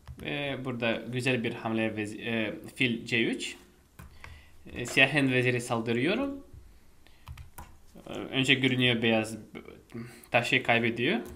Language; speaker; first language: Turkish; non-native, fluent; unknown